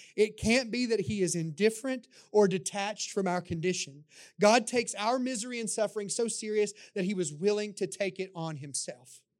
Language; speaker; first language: English; native; English